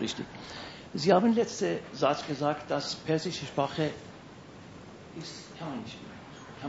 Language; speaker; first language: German; non-native, fluent; Persian